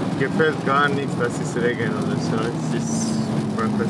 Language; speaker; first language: German; non-native, learner; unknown